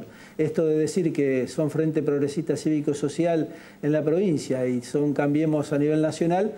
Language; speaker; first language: Spanish; native; Spanish